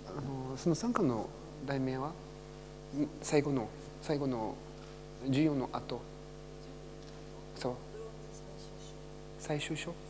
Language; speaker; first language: Japanese; non-native, learner; French